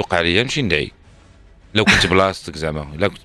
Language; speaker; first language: Arabic; native; Arabic